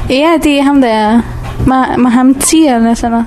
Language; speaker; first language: Danish; early bilingual, other home language; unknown